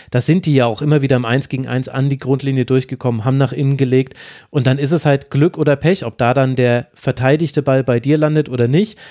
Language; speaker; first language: German; native; German